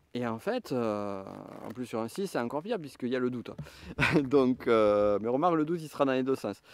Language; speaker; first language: French; native; French